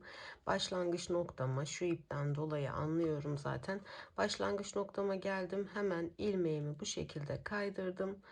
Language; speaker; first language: Turkish; native; Turkish